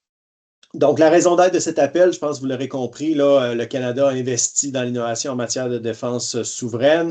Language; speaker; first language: French; native; French